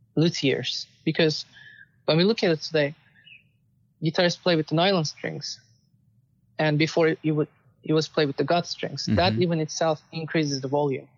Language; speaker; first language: English; non-native, fluent; Turkish